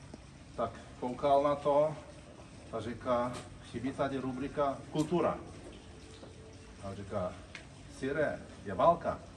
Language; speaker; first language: Czech; non-native, fluent; Romanian